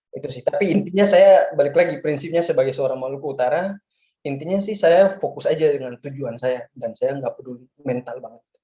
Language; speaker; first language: Indonesian; native; Indonesian